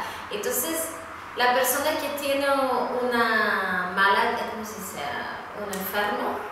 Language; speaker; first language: Spanish; non-native, fluent; Swedish